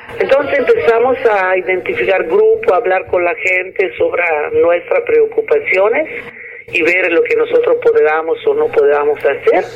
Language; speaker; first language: Spanish; non-native, fluent; Italian